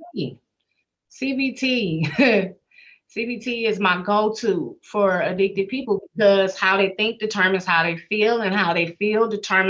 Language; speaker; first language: English; native; English